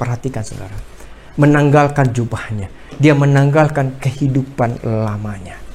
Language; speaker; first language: Indonesian; native; Indonesian